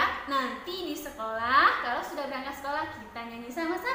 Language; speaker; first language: Indonesian; native; Indonesian